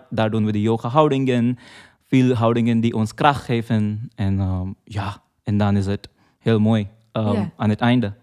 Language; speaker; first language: Dutch; non-native, fluent; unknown